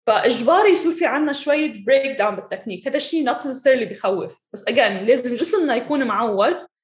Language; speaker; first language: Arabic; early bilingual, other home language; English